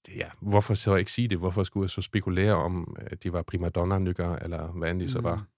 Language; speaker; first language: Danish; non-native, fluent; German